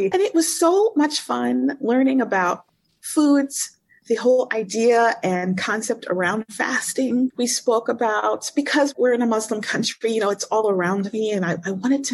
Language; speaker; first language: English; native; English